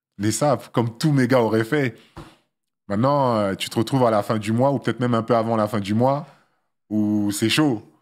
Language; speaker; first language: French; early bilingual, other home language; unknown